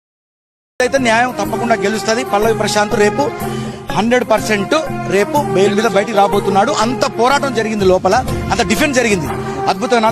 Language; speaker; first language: Telugu; native; Telugu